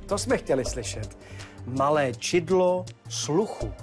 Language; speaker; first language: Czech; native; Czech